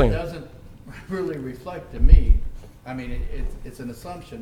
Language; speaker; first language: English; native; English